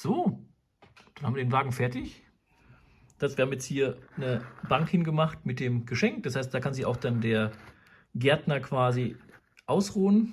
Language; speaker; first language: German; native; German